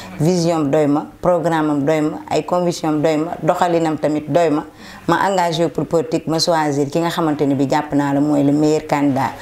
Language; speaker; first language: Wolof; native; Wolof